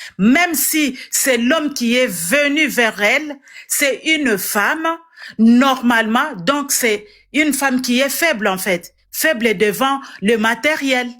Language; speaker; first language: French; non-native, local second language; Lingala